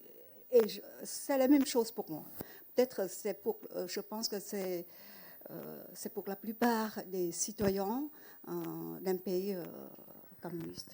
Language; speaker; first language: French; non-native, fluent; Vietnamese